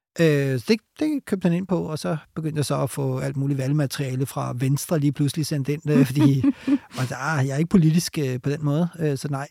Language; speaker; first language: Danish; early bilingual, other home language; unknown